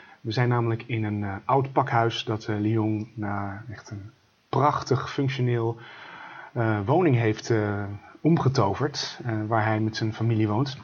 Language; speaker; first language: Dutch; native; Dutch